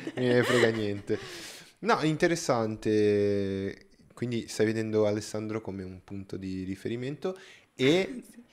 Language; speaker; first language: Italian; non-native, fluent; Portuguese